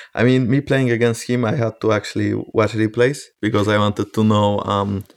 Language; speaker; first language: English; non-native, fluent; Polish